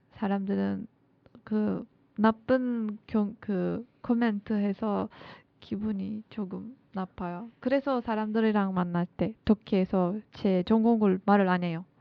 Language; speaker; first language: Korean; non-native, learner; Turkish